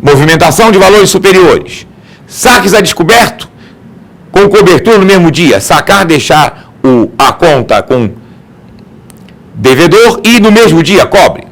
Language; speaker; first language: Portuguese; native; Portuguese